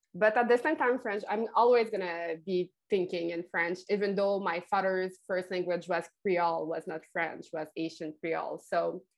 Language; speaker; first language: English; non-native, fluent; French